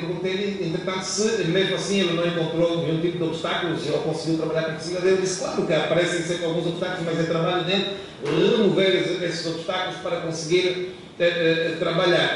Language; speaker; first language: Portuguese; native; Portuguese